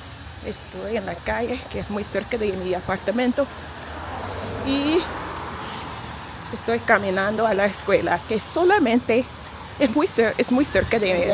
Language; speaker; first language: Spanish; non-native, learner; English